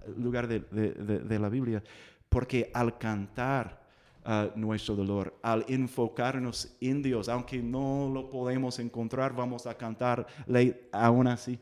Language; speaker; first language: Spanish; non-native, fluent; English